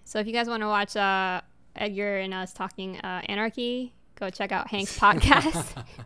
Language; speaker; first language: English; early bilingual, other home language; Spanish